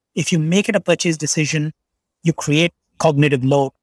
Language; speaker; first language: English; non-native, local second language; Bangla